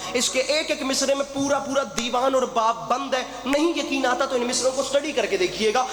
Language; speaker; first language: Urdu; non-native, local second language; Punjabi